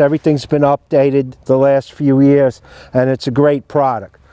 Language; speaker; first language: English; native; English